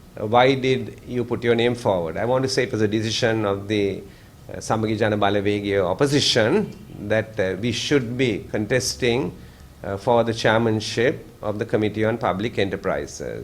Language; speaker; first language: English; non-native, local second language; Sinhala